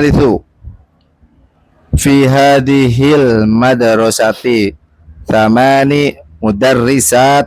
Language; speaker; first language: Arabic; non-native, learner; Indonesian